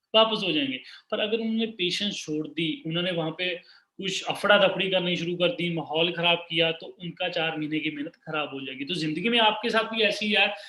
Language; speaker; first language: Hindi; non-native, local second language; Punjabi